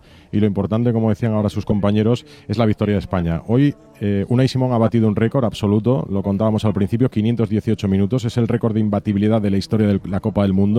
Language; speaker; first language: Spanish; native; Spanish